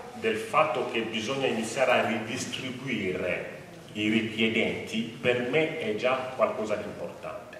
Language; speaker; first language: Italian; non-native, fluent; French